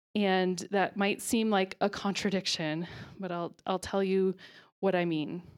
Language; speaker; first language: English; native; English